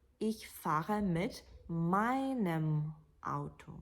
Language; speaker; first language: German; non-native, fluent; Ukrainian